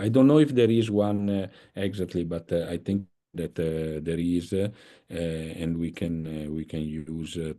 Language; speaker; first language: English; non-native, fluent; Italian